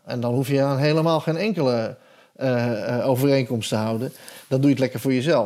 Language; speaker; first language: Dutch; native; Dutch